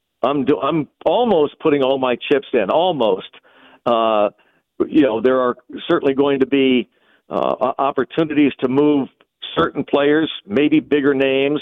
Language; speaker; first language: English; native; English